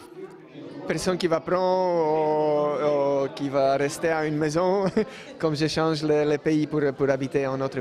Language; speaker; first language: French; non-native, learner; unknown